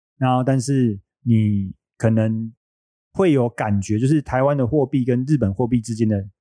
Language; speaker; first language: Chinese; native; Chinese